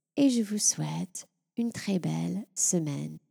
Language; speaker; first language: French; non-native, fluent; English